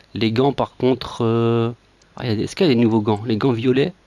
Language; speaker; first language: French; native; French